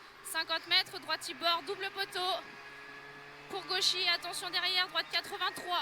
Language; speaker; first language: French; native; French